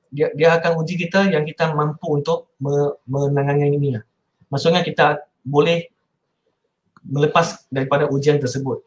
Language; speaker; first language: Malay; non-native, local second language; Min Nan Chinese